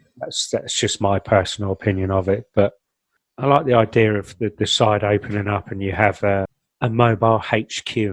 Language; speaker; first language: English; native; English